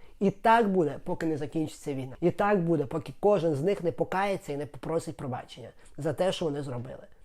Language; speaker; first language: Ukrainian; native; Ukrainian